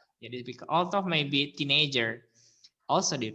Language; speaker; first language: English; non-native, learner; Indonesian